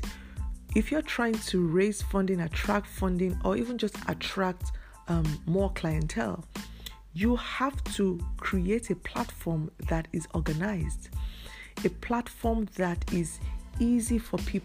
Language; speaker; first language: English; non-native, local second language; Yoruba